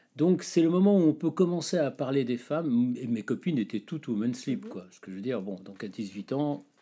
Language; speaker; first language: French; native; French